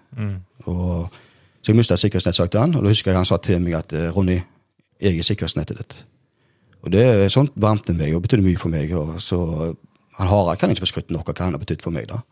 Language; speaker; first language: Norwegian; native; Norwegian